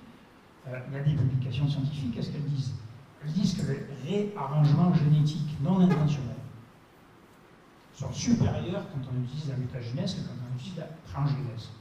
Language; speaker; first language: French; native; French